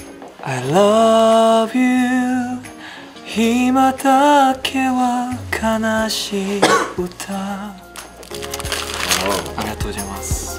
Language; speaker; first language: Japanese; non-native, learner; Korean